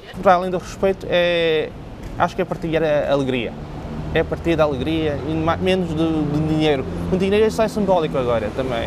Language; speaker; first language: Portuguese; non-native, local second language; Cantonese